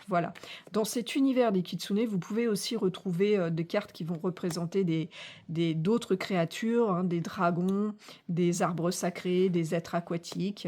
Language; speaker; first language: French; native; French